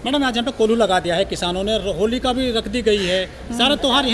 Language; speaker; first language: Hindi; native; Hindi